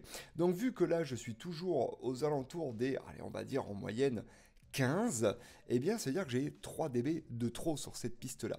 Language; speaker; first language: French; native; French